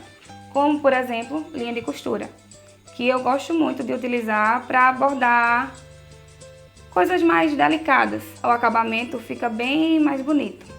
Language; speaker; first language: Portuguese; native; Portuguese